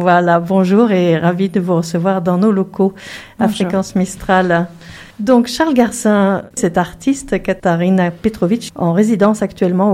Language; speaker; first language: French; native; French